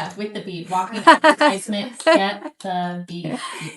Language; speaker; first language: English; native; English